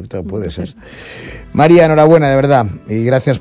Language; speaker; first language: Spanish; native; Spanish